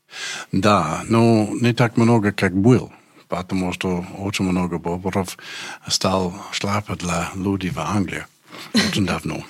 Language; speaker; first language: Russian; non-native, learner; English